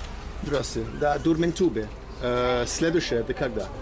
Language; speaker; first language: Russian; non-native, learner; English